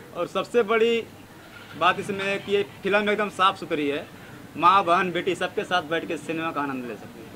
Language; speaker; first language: Hindi; native; Hindi